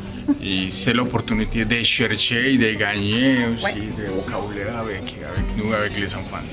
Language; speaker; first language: French; non-native, learner; Spanish